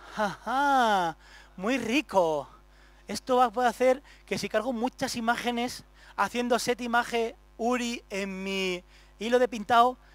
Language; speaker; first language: Spanish; native; Spanish